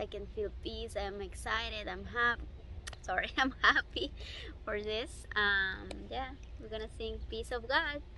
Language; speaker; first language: English; non-native, learner; Spanish